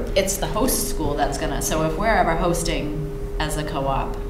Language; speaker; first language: English; native; English